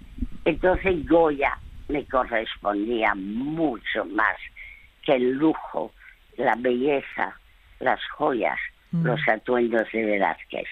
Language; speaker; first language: Spanish; early bilingual, other home language; French